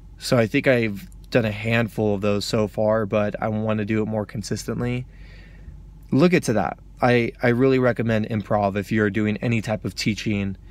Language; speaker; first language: English; native; English